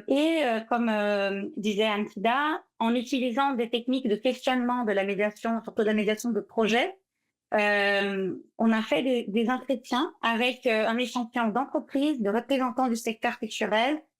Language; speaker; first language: French; non-native, fluent; Portuguese